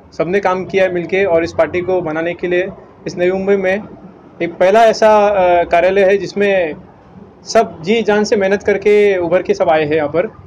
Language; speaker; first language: Hindi; non-native, local second language; Urdu